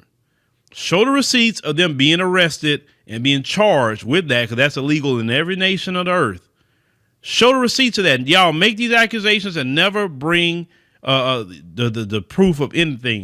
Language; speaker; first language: English; native; English